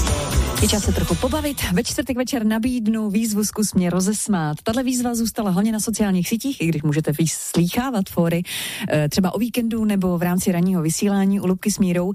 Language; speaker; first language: Czech; native; Czech